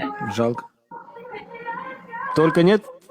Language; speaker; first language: Russian; non-native, fluent; Armenian